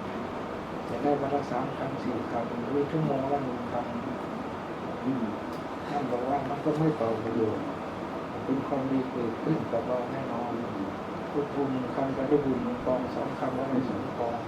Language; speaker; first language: Thai; native; Thai